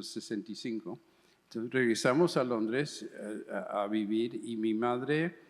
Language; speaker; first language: Spanish; early bilingual, heritage; English